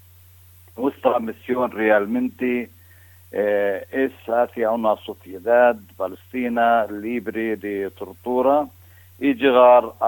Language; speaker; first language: Spanish; non-native, fluent; Arabic